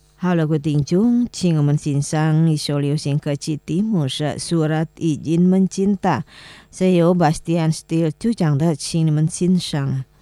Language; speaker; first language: Chinese; non-native, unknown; Indonesian